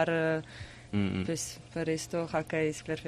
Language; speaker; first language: Spanish; non-native, learner; Croatian